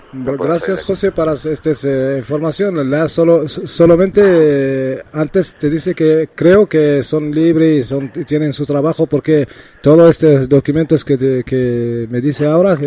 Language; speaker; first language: Spanish; non-native, learner; Arabic